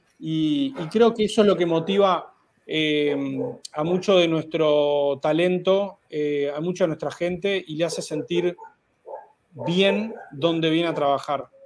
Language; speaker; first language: Spanish; native; Spanish